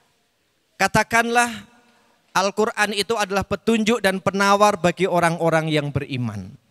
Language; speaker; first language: Indonesian; native; Indonesian